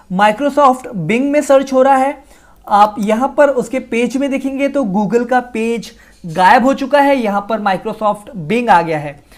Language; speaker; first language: Hindi; native; Hindi